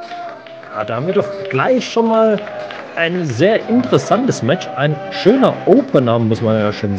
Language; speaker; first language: German; native; German